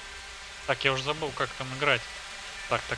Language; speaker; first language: Russian; native; Russian